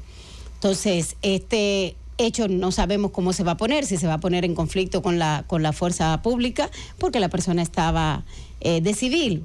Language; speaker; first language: Spanish; native; Spanish